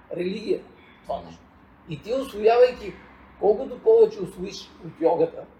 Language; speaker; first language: Bulgarian; native; Bulgarian